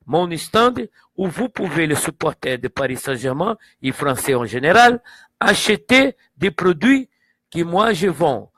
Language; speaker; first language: French; non-native, fluent; Portuguese